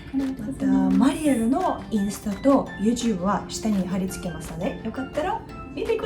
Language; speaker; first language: Japanese; non-native, fluent; Russian